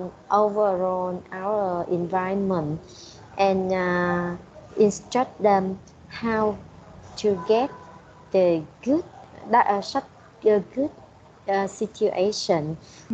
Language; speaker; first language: English; non-native, learner; Vietnamese